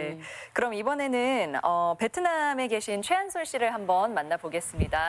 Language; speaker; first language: Korean; native; Korean